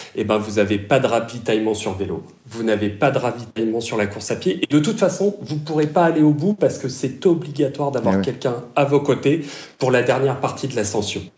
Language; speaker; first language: French; native; French